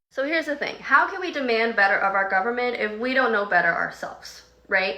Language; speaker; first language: English; native; English